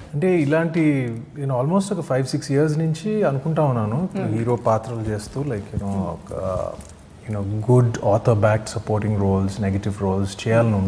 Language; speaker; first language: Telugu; non-native, fluent; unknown